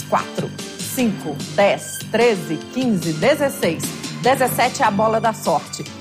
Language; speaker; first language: Portuguese; native; Portuguese